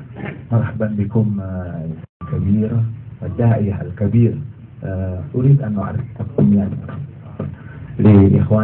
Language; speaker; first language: Arabic; non-native, fluent; Indonesian